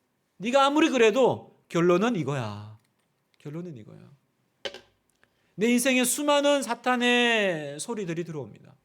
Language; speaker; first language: Korean; native; Korean